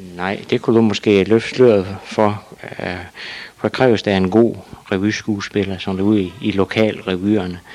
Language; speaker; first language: Danish; native; Danish